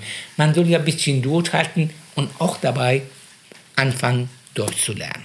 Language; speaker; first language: German; non-native, fluent; Persian